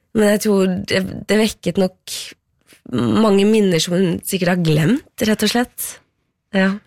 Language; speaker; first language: Norwegian; early bilingual, other home language; Persian